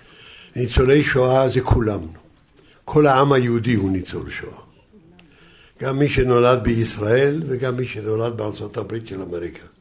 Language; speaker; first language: Hebrew; early bilingual, other home language; Yiddish